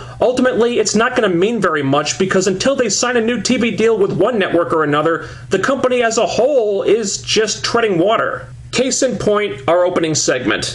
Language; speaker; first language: English; native; English